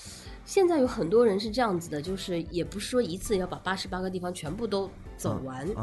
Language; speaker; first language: Chinese; native; Chinese